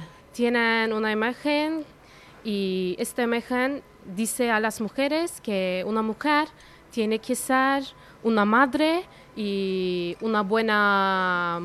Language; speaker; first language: Spanish; non-native, fluent; Turkish